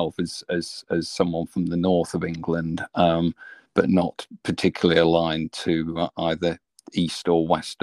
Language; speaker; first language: English; native; English